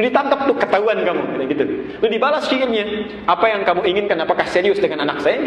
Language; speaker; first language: Indonesian; native; Indonesian